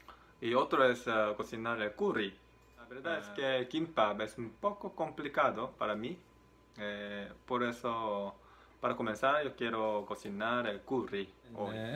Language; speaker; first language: Spanish; non-native, learner; Korean